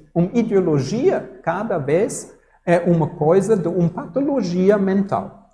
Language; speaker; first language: Portuguese; non-native, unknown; German